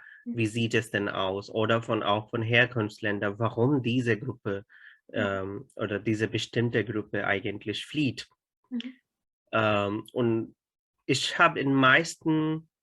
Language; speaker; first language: German; non-native, fluent; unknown